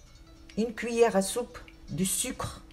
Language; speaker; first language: French; non-native, fluent; Arabic